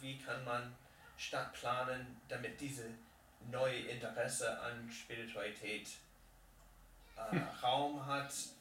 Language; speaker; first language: German; non-native, fluent; English